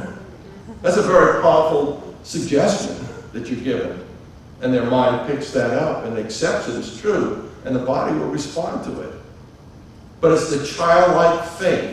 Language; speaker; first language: English; native; English